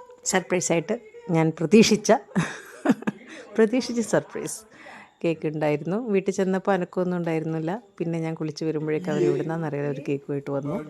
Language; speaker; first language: Malayalam; native; Malayalam